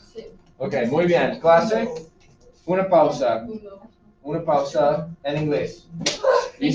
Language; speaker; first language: Spanish; non-native, fluent; English